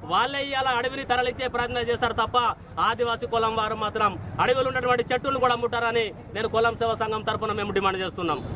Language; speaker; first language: Telugu; non-native, local second language; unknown